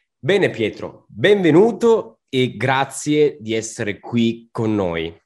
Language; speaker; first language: Italian; native; Italian